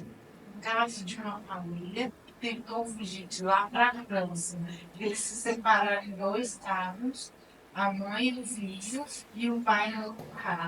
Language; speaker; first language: Portuguese; non-native, learner; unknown